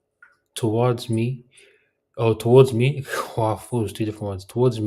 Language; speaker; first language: English; early bilingual, heritage; Arabic